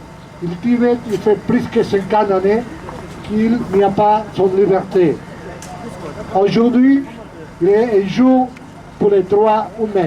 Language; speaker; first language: French; non-native, learner; Spanish